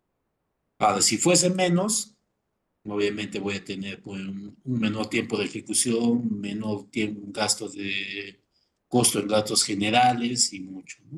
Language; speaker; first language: Spanish; native; Spanish